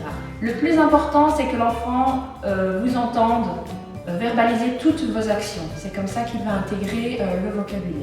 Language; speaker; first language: French; native; French